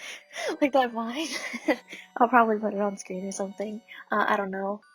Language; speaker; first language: English; native; English